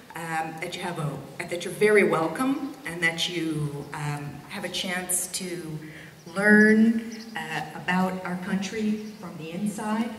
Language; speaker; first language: English; native; English